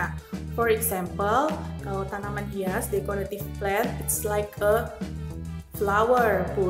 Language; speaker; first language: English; non-native, learner; Indonesian